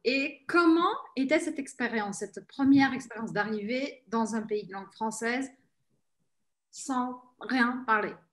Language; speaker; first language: French; non-native, fluent; Portuguese